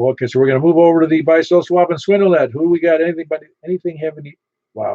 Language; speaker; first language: English; native; English